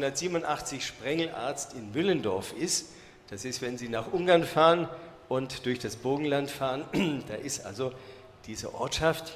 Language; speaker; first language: German; native; German